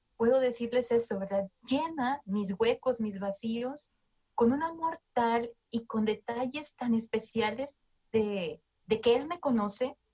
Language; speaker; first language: Spanish; native; Spanish